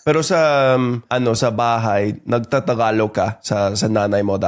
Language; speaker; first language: Filipino; non-native, fluent; English